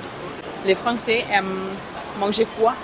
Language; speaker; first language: French; non-native, learner; Thai